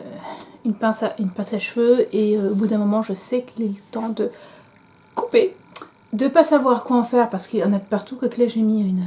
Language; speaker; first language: French; native; French